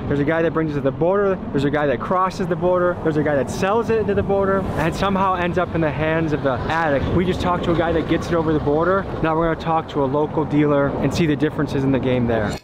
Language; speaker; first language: English; native; English